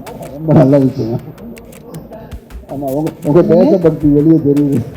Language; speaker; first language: Tamil; native; Tamil